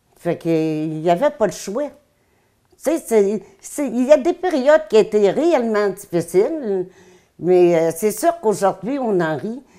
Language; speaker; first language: French; native; French